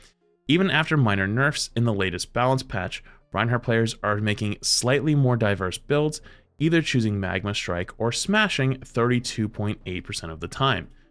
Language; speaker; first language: English; native; English